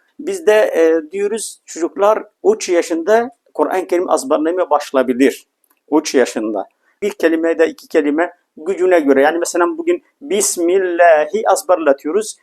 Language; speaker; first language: Turkish; non-native, fluent; Arabic